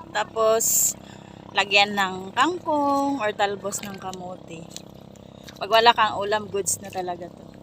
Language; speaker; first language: Filipino; non-native, local second language; Waray